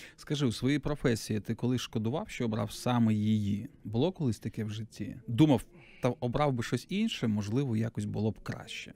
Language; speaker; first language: Ukrainian; native; Ukrainian